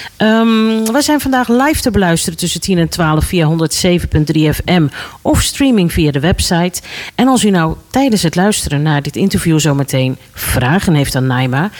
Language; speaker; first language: Dutch; native; Dutch